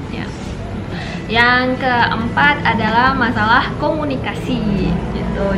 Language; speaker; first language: Indonesian; native; Indonesian